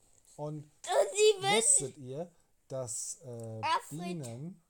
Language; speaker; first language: German; native; German